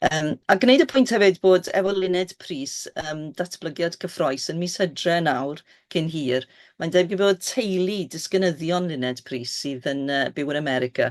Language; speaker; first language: Welsh; native; Welsh